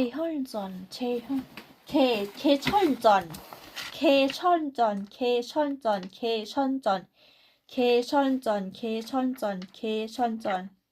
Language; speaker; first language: Korean; non-native, learner; Thai